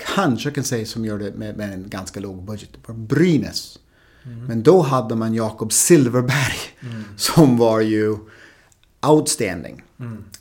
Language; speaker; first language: Swedish; non-native, fluent; English